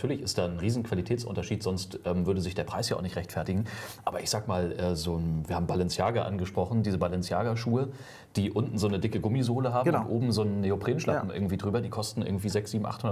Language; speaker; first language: German; native; German